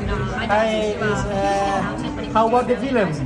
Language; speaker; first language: English; non-native, learner; Indonesian